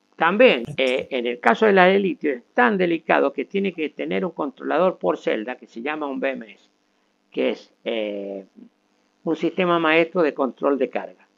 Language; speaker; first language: Spanish; native; Spanish